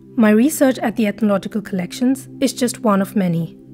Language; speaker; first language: English; non-native, local second language; Marathi